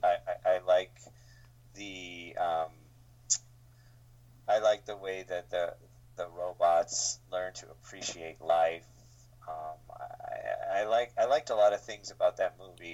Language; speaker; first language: English; native; English